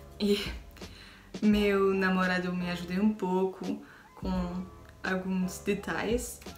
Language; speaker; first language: Portuguese; non-native, learner; French